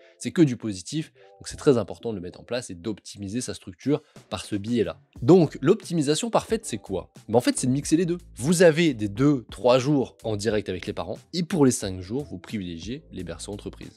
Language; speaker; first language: French; native; French